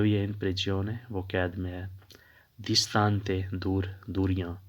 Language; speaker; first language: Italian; non-native, learner; Urdu